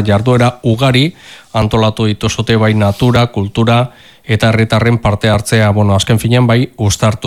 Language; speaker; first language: Basque; native; Basque